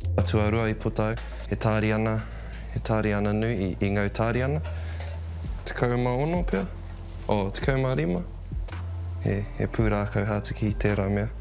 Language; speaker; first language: Māori; non-native, local second language; English